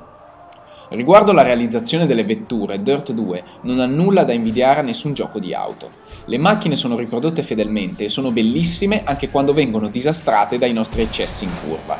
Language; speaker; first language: Italian; native; Italian